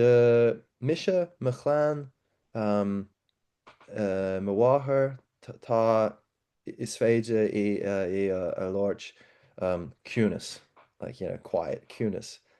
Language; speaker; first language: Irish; non-native, learner; English